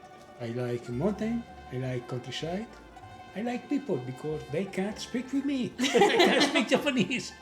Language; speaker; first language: English; non-native, learner; Italian